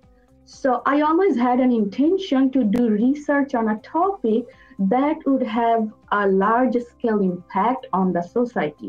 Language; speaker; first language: English; non-native, local second language; Bangla